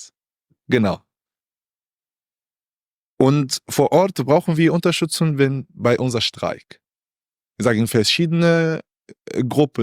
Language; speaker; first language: German; non-native, learner; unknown